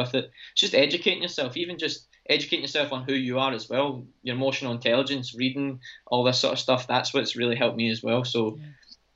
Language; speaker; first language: English; native; English